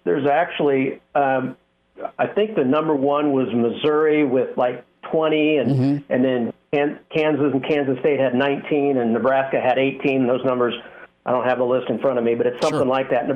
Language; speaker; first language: English; native; English